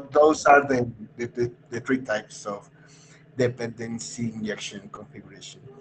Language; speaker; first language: English; non-native, fluent; Spanish